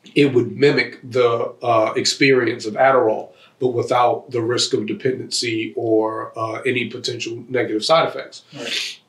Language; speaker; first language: English; native; English